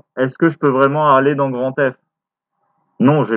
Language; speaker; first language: French; native; French